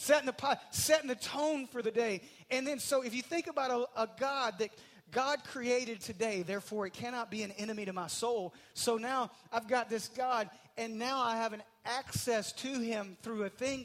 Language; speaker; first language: English; native; English